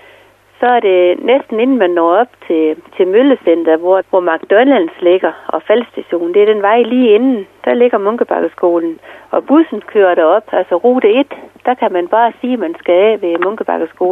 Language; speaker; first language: Danish; native; Danish